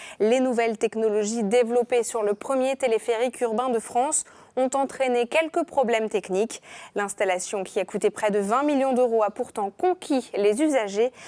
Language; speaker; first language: French; native; French